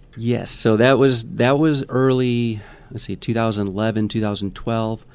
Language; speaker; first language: English; native; English